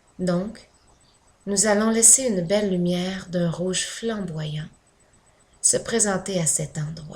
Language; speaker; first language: French; native; French